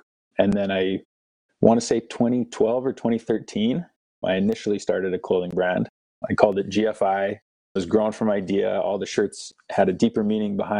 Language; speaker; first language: English; native; English